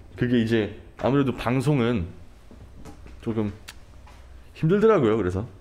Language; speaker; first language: Korean; non-native, fluent; Portuguese